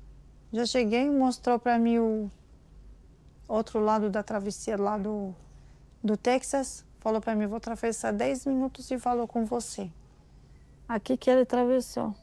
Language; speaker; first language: Portuguese; non-native, learner; Arabic